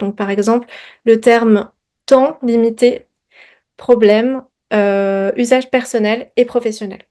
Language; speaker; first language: French; native; French